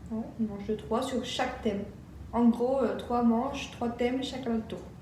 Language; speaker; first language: French; native; French